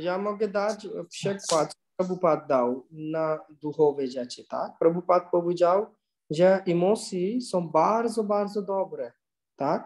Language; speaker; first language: Polish; non-native, learner; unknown